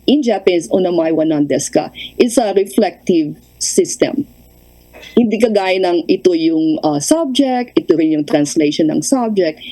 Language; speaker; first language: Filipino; non-native, local second language; Iloko